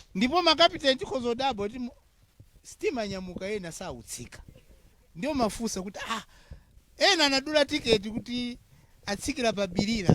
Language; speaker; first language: Nyanja; non-native, local second language; Tumbuka